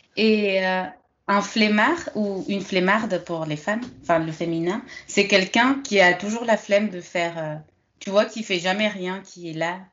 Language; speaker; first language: French; early bilingual, other home language; Spanish